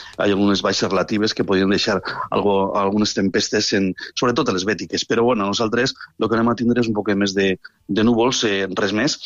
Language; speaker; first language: Catalan; native; Catalan